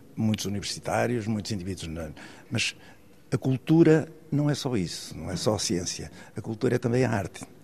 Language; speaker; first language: Portuguese; native; Portuguese